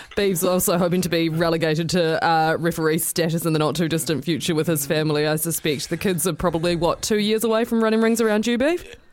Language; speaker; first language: English; native; English